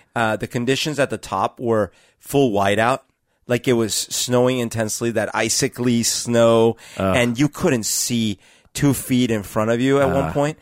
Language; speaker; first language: English; non-native, fluent; Spanish